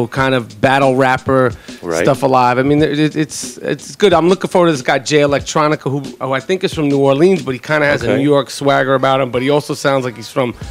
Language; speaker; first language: English; native; English